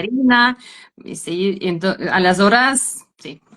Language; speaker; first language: Catalan; non-native, learner; Russian